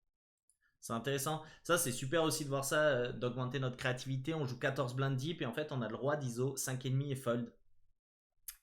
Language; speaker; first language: French; native; French